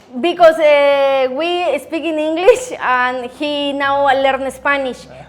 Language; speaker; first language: English; non-native, learner; Spanish